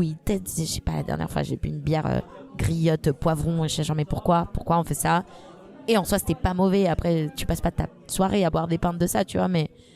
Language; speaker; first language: French; non-native, fluent; Spanish